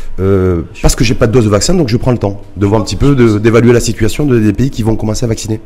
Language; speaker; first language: French; non-native, local second language; Arabic